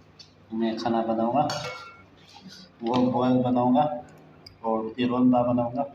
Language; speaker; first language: Hindi; non-native, local second language; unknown